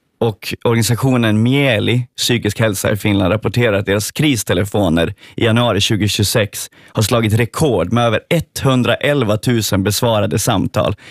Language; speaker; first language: Swedish; native; Swedish